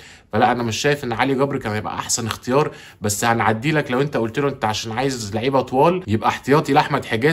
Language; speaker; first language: Arabic; native; Arabic